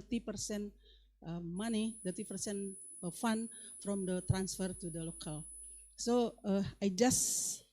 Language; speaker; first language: English; non-native, learner; Indonesian